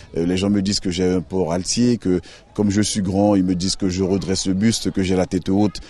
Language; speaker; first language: French; native; French